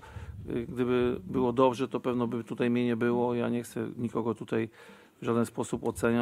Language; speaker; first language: Polish; native; Polish